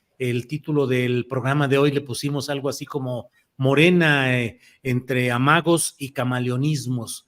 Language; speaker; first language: Spanish; native; Spanish